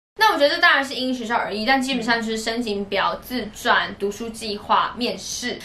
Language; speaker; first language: Chinese; native; Chinese